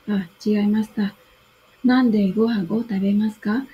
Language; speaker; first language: Japanese; non-native, fluent; Vietnamese